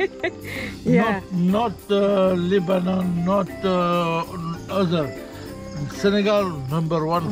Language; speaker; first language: English; non-native, learner; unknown